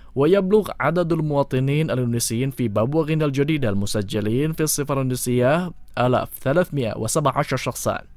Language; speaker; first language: Arabic; non-native, fluent; Indonesian